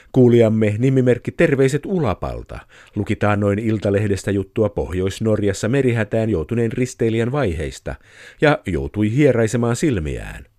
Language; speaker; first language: Finnish; native; Finnish